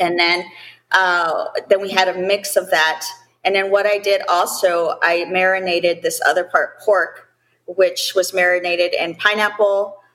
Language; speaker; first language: English; early bilingual, other home language; Spanish